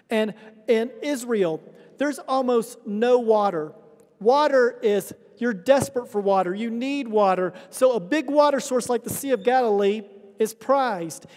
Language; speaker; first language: English; native; English